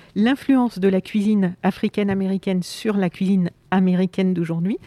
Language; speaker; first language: French; native; French